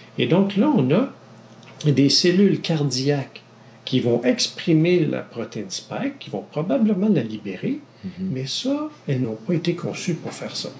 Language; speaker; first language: French; native; French